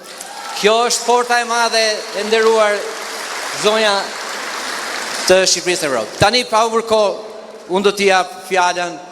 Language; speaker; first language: Albanian; native; Albanian